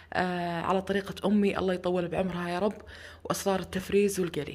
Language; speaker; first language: Arabic; native; Arabic